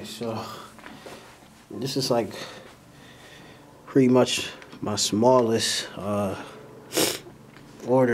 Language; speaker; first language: English; native; English